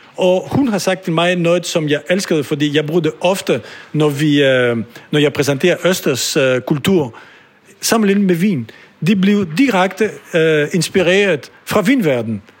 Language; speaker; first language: Danish; non-native, fluent; French